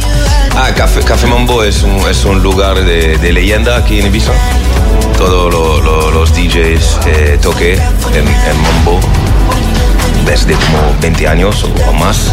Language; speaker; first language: Spanish; non-native, learner; French